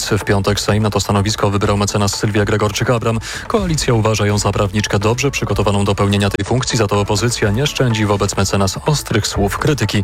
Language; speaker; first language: Polish; native; Polish